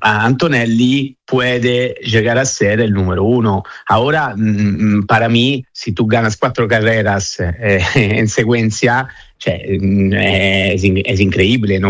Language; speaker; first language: Spanish; non-native, fluent; Italian